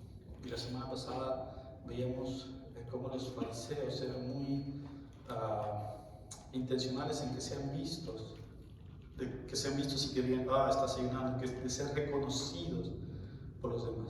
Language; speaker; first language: Spanish; native; Spanish